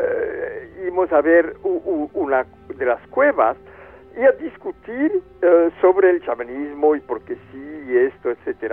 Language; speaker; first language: Spanish; non-native, fluent; French